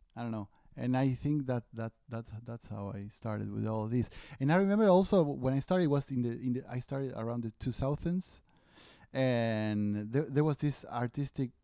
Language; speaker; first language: English; non-native, fluent; Spanish